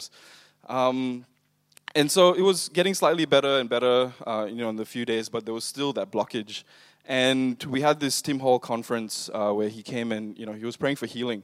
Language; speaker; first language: English; non-native, local second language; Tamil